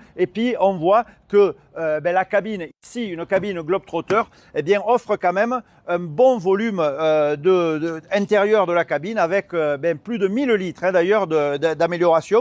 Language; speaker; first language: French; native; French